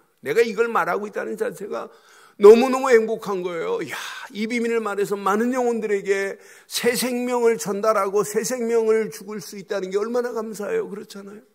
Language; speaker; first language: Korean; native; Korean